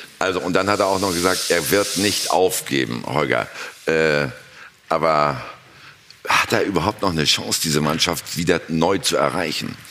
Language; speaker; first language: German; native; German